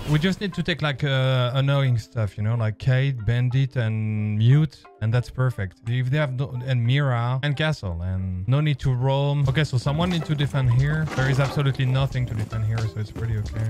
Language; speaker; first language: English; non-native, fluent; French